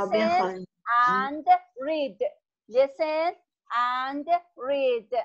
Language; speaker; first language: English; non-native, learner; Persian